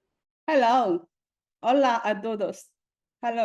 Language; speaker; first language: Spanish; non-native, fluent; Chinese